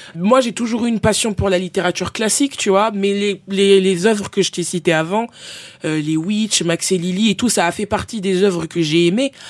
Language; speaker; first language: French; native; French